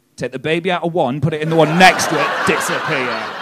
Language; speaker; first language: English; native; English